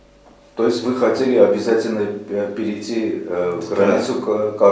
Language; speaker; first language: Russian; native; Russian